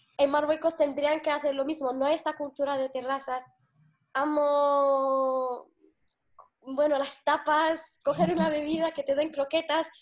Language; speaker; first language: Spanish; non-native, fluent; Arabic